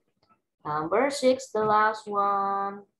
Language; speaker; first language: English; non-native, fluent; Indonesian